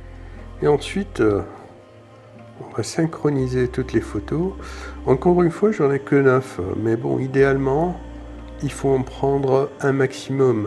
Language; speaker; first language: French; native; French